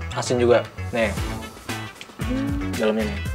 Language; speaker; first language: Indonesian; native; Indonesian